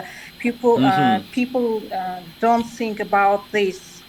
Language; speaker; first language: English; non-native, learner; Kazakh